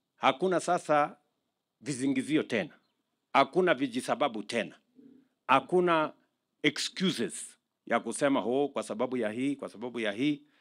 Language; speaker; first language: Swahili; non-native, local second language; Kalenjin